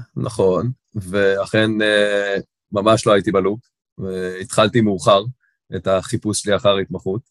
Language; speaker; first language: Hebrew; native; Hebrew